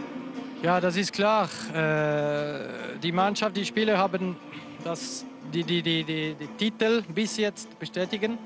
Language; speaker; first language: German; non-native, local second language; French